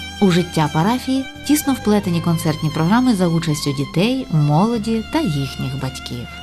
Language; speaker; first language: Ukrainian; native; Ukrainian